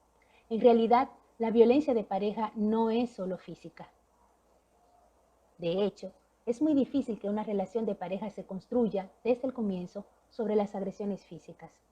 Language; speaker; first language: Spanish; native; Spanish